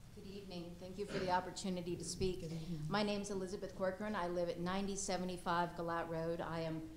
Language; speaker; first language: English; native; English